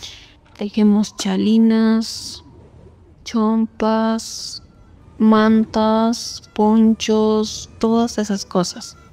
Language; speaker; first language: Spanish; non-native, local second language; Quechua